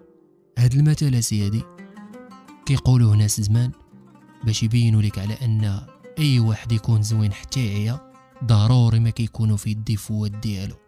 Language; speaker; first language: Arabic; native; Arabic